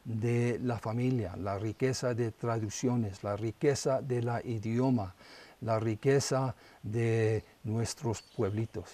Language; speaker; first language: Spanish; non-native, local second language; English